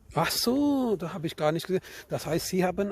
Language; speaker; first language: German; non-native, learner; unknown